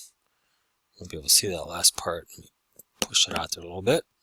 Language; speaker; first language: English; native; English